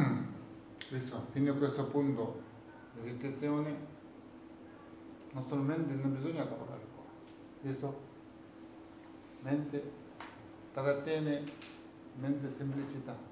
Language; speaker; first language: Italian; non-native, learner; Tibetan